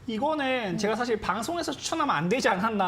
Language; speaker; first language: Korean; native; Korean